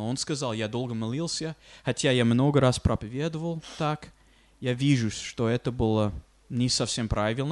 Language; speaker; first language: Russian; non-native, fluent; English